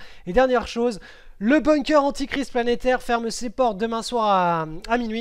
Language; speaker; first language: French; native; French